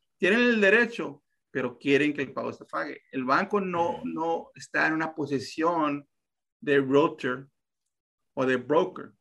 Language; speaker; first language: Spanish; early bilingual, heritage; Spanish